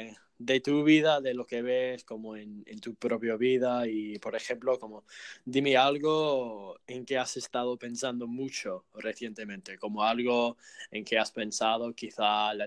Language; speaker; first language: Spanish; non-native, fluent; English